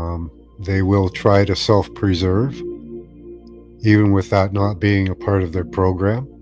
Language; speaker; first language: English; native; English